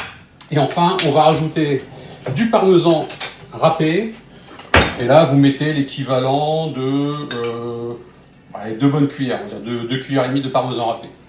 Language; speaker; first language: French; native; French